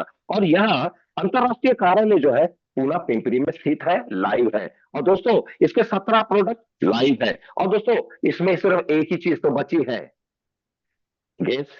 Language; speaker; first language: Hindi; native; Hindi